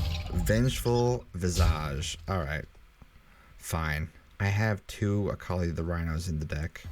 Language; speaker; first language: English; native; English